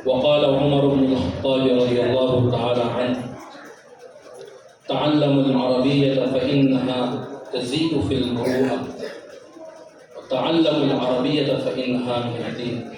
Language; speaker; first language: Arabic; non-native, fluent; Urdu